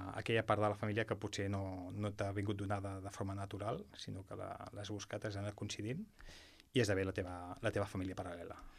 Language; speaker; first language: Catalan; non-native, local second language; Spanish